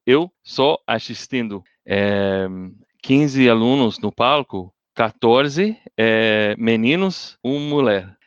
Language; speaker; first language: Portuguese; non-native, learner; English